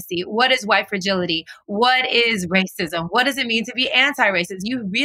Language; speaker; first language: English; native; English